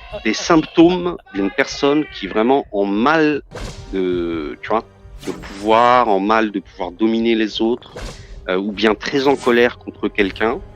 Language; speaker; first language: French; native; French